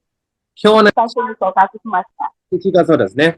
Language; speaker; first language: Japanese; non-native, fluent; Burmese